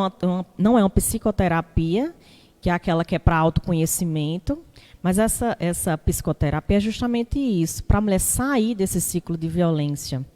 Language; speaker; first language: Portuguese; native; Portuguese